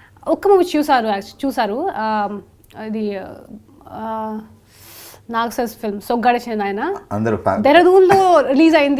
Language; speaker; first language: Telugu; non-native, learner; Hindi